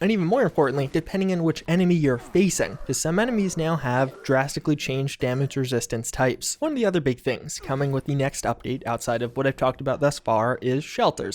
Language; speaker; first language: English; native; English